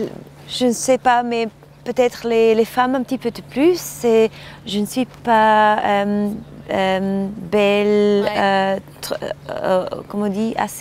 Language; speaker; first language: French; non-native, learner; German